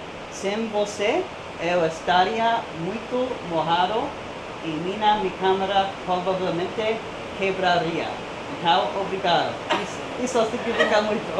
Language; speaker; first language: Portuguese; non-native, learner; English